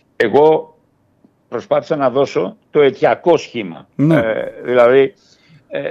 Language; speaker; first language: Greek; early bilingual, heritage; Greek